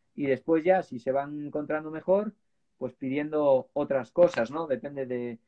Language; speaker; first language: Spanish; native; Spanish